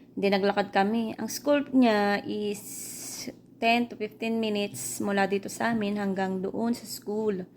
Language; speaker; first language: Filipino; native; Filipino